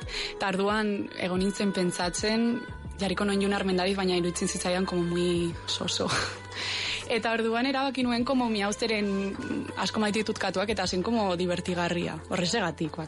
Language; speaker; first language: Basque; non-native, local second language; Spanish